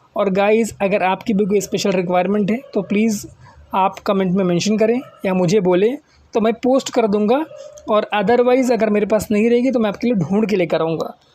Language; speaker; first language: Hindi; native; Hindi